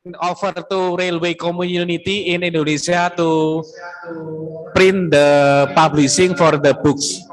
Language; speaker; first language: English; non-native, learner; Indonesian